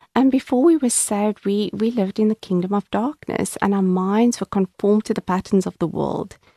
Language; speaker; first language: English; native; English